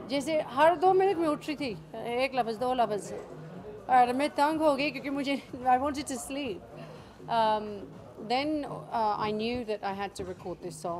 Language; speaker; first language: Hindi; early bilingual, heritage; English